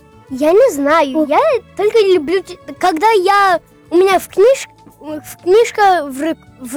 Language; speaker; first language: Russian; early bilingual, heritage; Russian